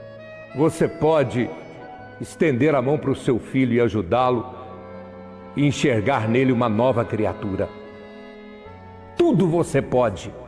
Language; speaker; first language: Portuguese; native; Portuguese